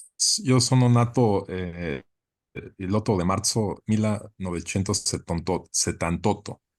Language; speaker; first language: Italian; non-native, learner; Spanish